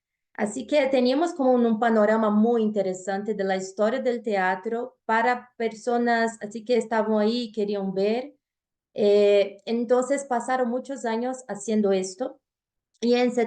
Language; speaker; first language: Spanish; non-native, fluent; Portuguese